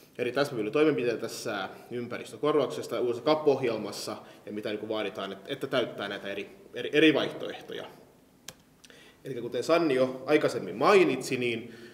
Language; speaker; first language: Finnish; non-native, local second language; Swedish